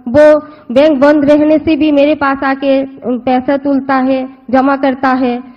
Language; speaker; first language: Hindi; non-native, local second language; Bangla